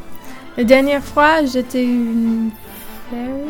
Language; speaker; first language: French; non-native, learner; English